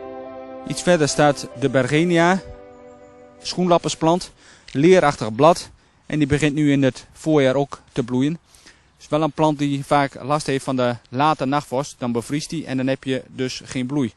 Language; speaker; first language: Dutch; native; Dutch